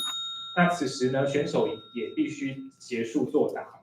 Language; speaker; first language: Chinese; native; Chinese